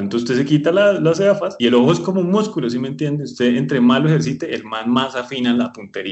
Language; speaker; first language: Spanish; native; Spanish